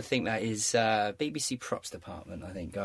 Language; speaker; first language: English; native; English